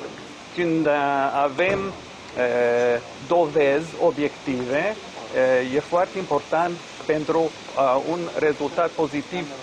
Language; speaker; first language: Romanian; non-native, learner; English